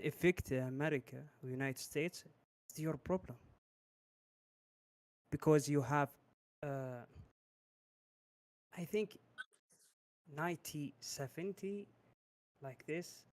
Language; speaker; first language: English; non-native, learner; Arabic